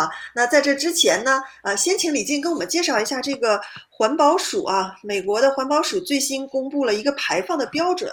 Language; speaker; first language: Chinese; native; Chinese